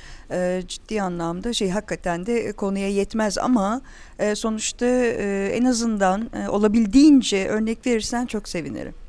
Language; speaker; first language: Turkish; native; Turkish